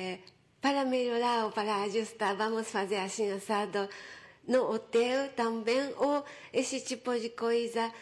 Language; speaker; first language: Portuguese; non-native, fluent; Japanese